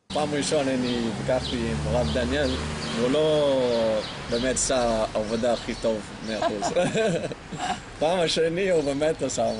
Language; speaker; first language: Hebrew; non-native, learner; English